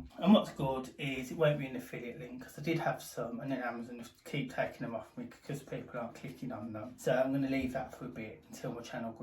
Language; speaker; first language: English; native; English